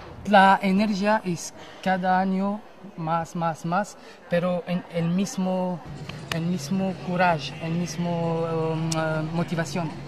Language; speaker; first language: Spanish; non-native, learner; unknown